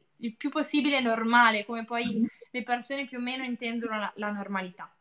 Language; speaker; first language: Italian; native; Italian